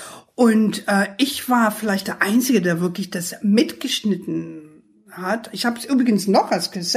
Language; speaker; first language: German; non-native, fluent; English